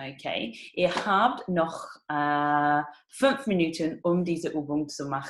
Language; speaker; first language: German; non-native, fluent; English